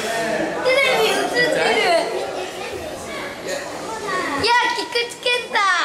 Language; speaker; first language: Japanese; native; Japanese